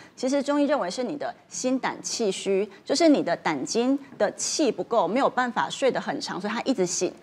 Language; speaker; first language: Chinese; native; Chinese